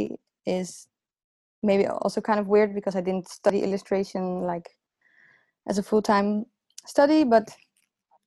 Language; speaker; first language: English; non-native, fluent; Dutch